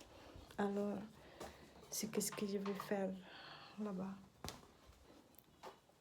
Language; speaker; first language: French; non-native, learner; Dutch